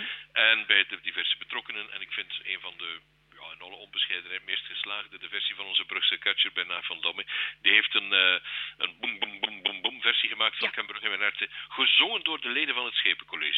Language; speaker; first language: Dutch; native; Dutch